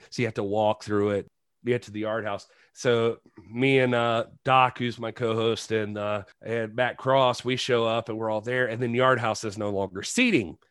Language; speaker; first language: English; native; English